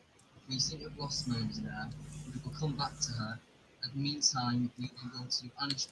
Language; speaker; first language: English; native; English